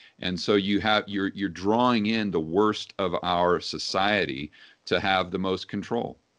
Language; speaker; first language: English; native; English